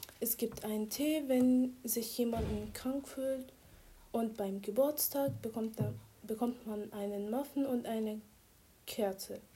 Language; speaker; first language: German; non-native, fluent; Arabic